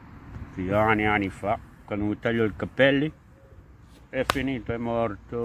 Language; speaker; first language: Italian; non-native, learner; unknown